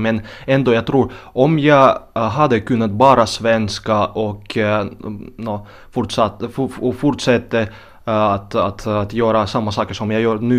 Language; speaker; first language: Swedish; non-native, fluent; Russian